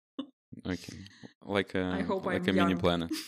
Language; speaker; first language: English; non-native, fluent; Russian